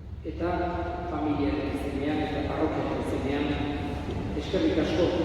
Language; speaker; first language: Basque; native; Basque